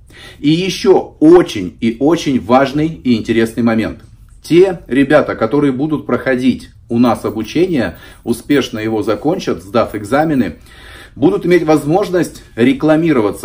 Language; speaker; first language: Russian; native; Russian